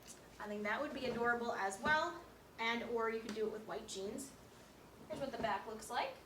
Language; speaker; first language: English; native; English